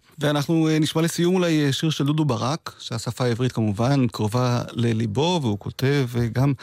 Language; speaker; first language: Hebrew; native; Hebrew